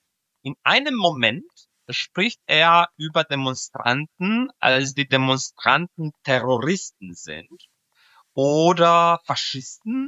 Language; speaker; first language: German; non-native, fluent; Serbian